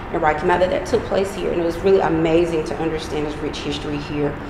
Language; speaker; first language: English; native; English